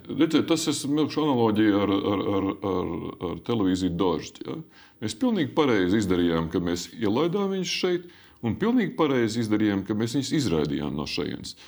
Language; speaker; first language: Latvian; native; Latvian